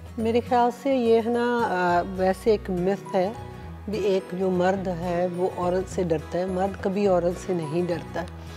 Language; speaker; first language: Urdu; early bilingual, heritage; Hindi